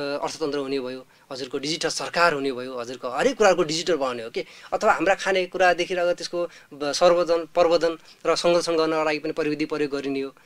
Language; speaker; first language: Nepali; native; Nepali